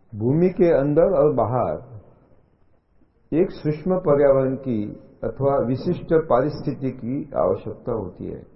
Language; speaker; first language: Hindi; non-native, local second language; Marathi